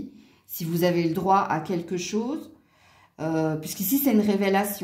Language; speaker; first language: French; native; French